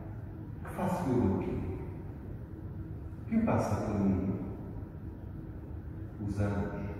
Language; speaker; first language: Portuguese; native; Portuguese